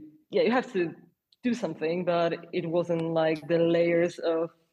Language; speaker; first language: English; non-native, fluent; Polish